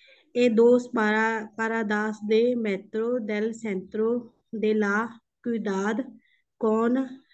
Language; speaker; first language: Spanish; non-native, learner; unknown